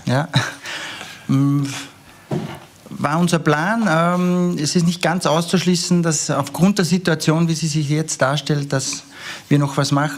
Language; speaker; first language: German; native; German